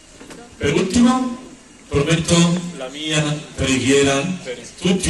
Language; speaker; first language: Italian; non-native, fluent; Spanish